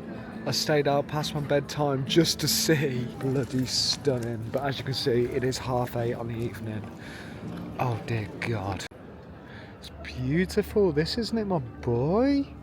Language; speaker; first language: English; native; English